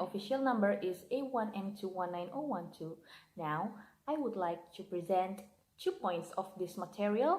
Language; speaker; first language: English; non-native, learner; Indonesian